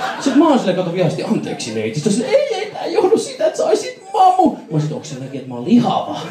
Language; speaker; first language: Finnish; early bilingual, other home language; Persian